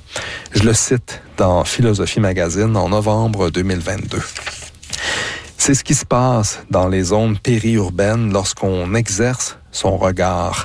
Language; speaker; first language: French; native; French